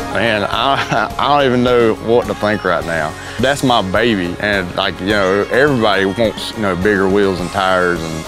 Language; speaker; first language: English; native; English